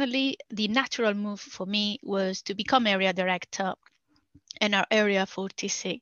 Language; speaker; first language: English; non-native, fluent; Spanish